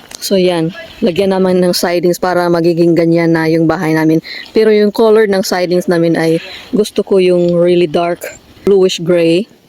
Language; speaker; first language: Filipino; non-native, local second language; Cebuano